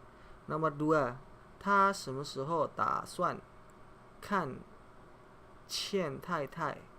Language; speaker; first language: Chinese; non-native, fluent; Indonesian